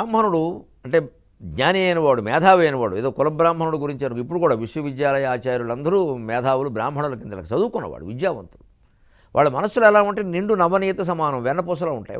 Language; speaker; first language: Telugu; native; Telugu